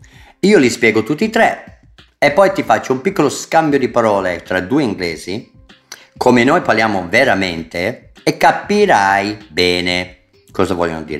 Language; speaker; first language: Italian; non-native, fluent; English